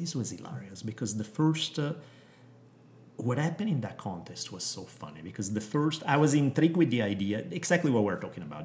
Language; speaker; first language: English; non-native, fluent; Italian